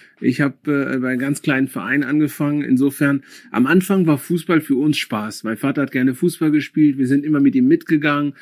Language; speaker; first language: German; early bilingual, other home language; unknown